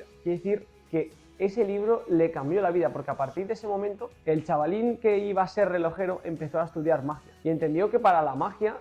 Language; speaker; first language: Spanish; native; Spanish